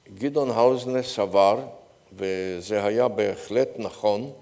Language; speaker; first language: Hebrew; non-native, fluent; Polish